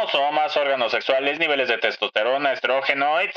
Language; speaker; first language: Spanish; native; Spanish